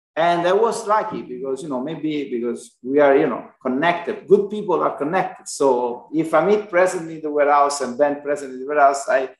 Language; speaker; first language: English; non-native, learner; Italian